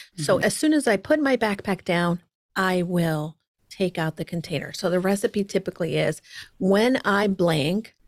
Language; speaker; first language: English; early bilingual, heritage; Spanish